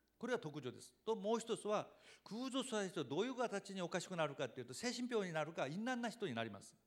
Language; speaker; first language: Japanese; non-native, fluent; Korean